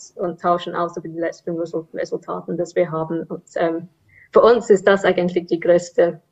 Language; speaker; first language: German; non-native, fluent; English